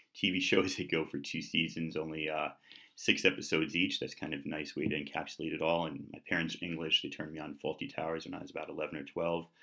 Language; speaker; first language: English; native; English